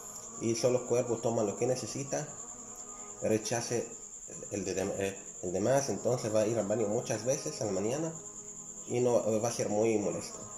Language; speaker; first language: Spanish; non-native, learner; Arabic